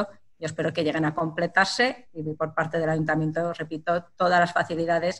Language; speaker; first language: Spanish; native; Spanish